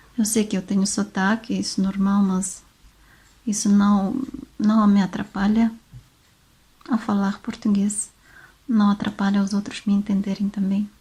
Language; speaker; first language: Portuguese; non-native, fluent; Russian